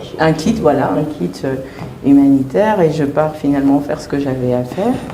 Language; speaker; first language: French; early bilingual, other home language; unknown